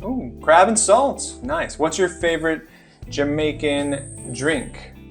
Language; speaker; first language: English; native; English